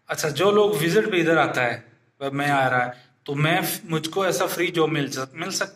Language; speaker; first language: Hindi; native; Hindi